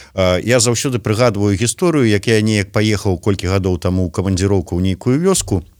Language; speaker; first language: Belarusian; native; Belarusian